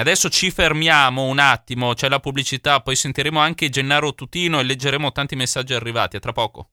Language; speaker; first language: Italian; native; Italian